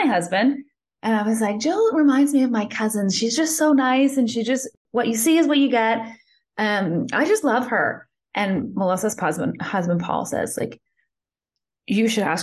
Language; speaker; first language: English; native; English